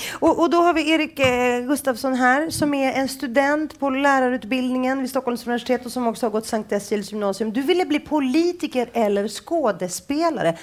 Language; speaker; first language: Swedish; early bilingual, other home language; Greek